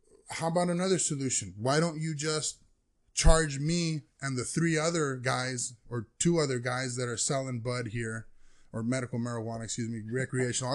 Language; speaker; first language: English; early bilingual, other home language; Spanish